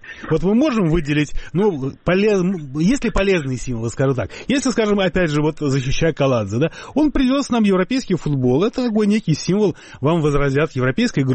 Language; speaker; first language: Russian; native; Russian